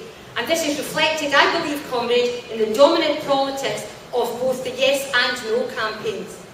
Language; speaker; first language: English; native; English